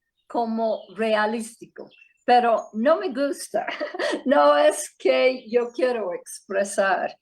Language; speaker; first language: Spanish; non-native, fluent; English